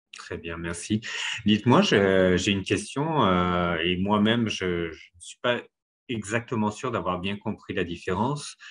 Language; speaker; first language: French; native; French